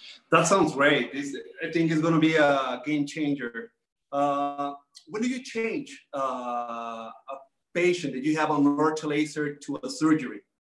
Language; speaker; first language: English; non-native, fluent; Spanish